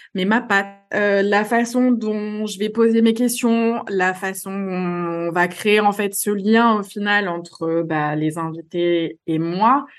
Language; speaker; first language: French; native; French